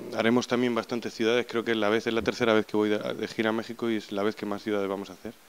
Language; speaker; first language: Spanish; native; Spanish